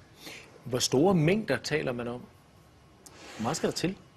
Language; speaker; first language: Danish; native; Danish